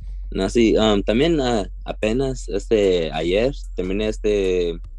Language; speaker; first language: Spanish; early bilingual, heritage; Spanish